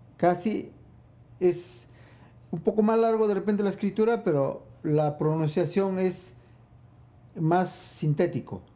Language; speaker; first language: Spanish; non-native, local second language; Quechua